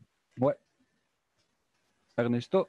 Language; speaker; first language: French; native; French